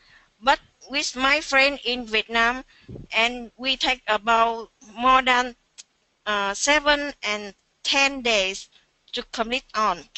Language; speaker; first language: English; non-native, learner; Vietnamese